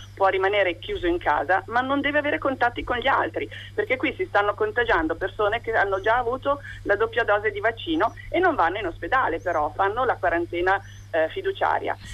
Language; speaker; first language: Italian; native; Italian